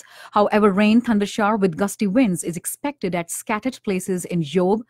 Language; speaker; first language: English; non-native, local second language; Urdu